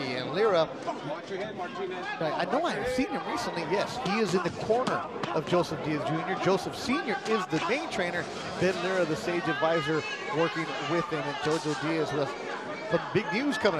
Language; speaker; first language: English; early bilingual, other home language; Spanish